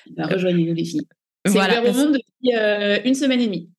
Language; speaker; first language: French; native; French